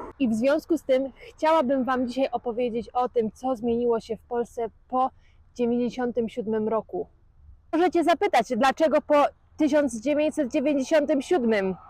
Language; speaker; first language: Polish; native; Polish